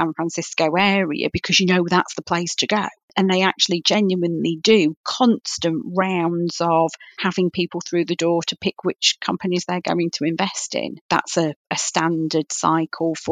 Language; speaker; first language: English; native; English